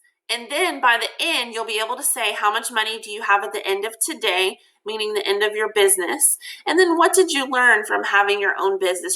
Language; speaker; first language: English; native; English